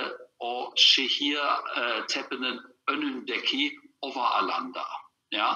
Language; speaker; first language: Turkish; non-native, learner; German